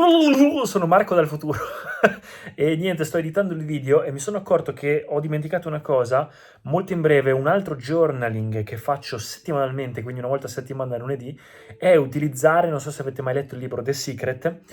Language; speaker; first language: Italian; native; Italian